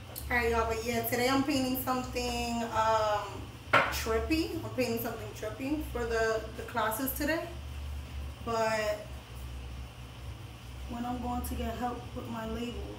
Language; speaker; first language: English; early bilingual, other home language; Spanish